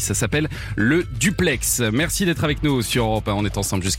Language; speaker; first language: French; native; French